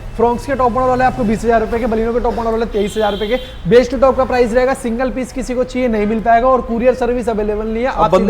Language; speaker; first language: Hindi; native; Hindi